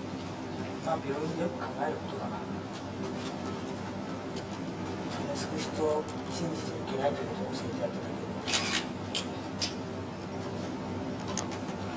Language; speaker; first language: Japanese; native; Japanese